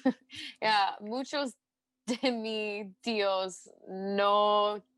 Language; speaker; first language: Spanish; non-native, learner; English